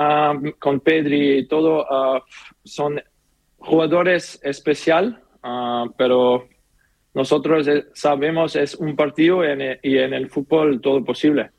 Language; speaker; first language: Spanish; non-native, learner; German